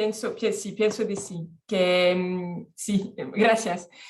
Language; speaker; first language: Spanish; non-native, fluent; French